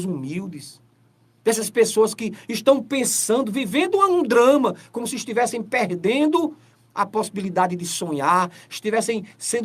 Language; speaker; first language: Portuguese; native; Portuguese